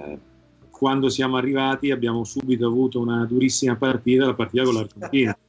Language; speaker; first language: Italian; native; Italian